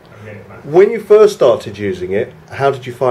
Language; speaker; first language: English; native; English